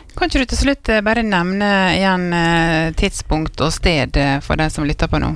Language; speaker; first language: Norwegian; native; Norwegian